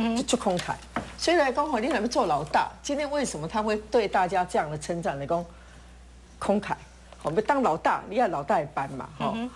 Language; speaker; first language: Chinese; native; Chinese